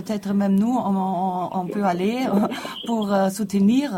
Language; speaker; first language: French; non-native, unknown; German